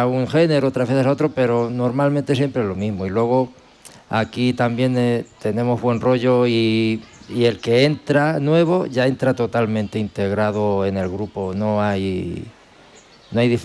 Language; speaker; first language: Spanish; native; Spanish